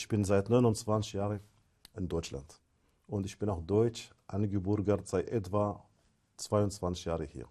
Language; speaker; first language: German; non-native, fluent; Arabic